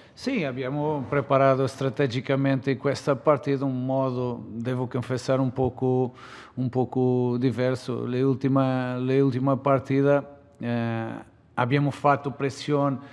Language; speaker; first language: Italian; non-native, fluent; Portuguese